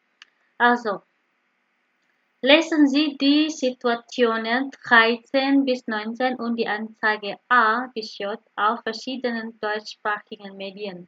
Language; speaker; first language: German; non-native, learner; Indonesian